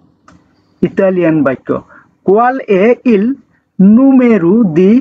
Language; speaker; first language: Italian; non-native, learner; Bangla